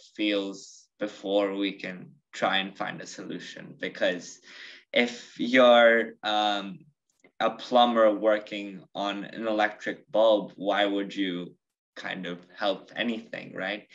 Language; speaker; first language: English; early bilingual, other home language; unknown